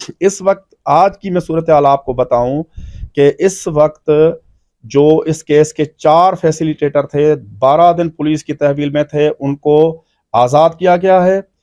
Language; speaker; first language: Urdu; non-native, local second language; Sindhi